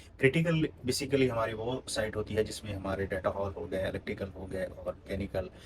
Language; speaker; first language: Urdu; non-native, local second language; Punjabi